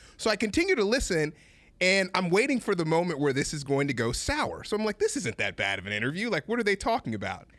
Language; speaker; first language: English; native; English